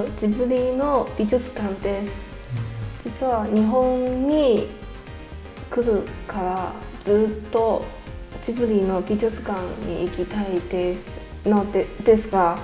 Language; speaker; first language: Japanese; non-native, learner; Chinese